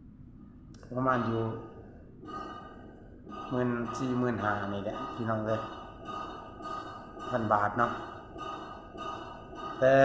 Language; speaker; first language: Thai; non-native, local second language; Northeastern Thai